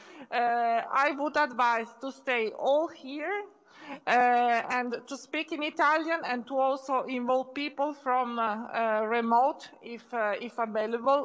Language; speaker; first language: English; non-native, fluent; Italian